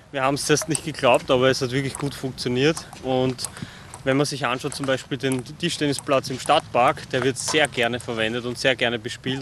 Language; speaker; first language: German; native; German